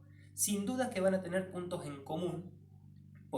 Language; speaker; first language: Spanish; native; Spanish